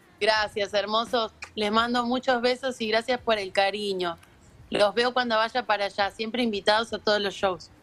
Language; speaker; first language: Spanish; native; Spanish